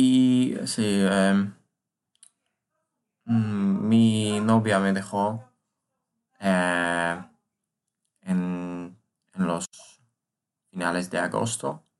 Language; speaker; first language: Spanish; non-native, learner; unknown